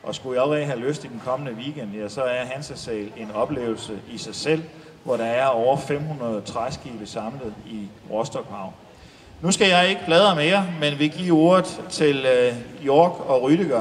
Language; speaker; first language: Danish; native; Danish